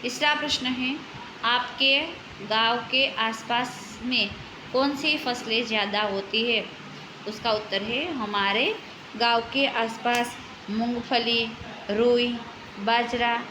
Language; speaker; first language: Hindi; non-native, local second language; Gujarati